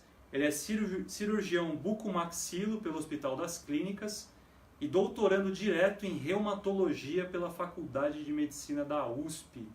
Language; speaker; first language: Portuguese; native; Portuguese